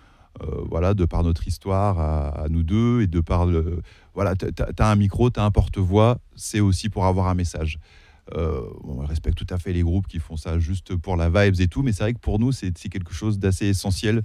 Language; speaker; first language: French; early bilingual, other home language; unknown